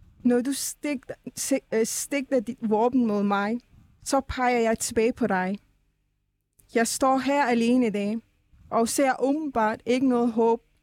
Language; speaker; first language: Danish; early bilingual, other home language; Persian